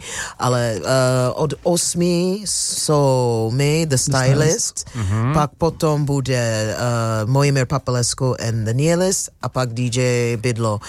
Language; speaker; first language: Czech; non-native, fluent; English